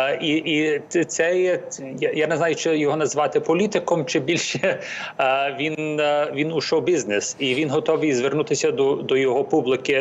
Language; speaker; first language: Ukrainian; early bilingual, heritage; English